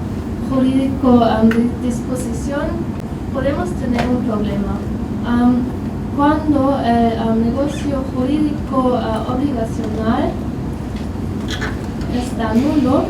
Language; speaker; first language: Spanish; non-native, fluent; German